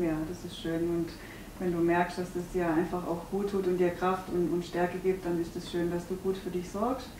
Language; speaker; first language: German; native; German